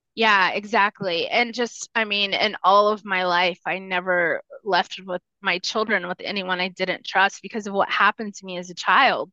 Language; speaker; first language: English; early bilingual, other home language; Spanish